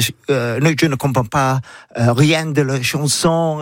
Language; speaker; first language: French; non-native, learner; English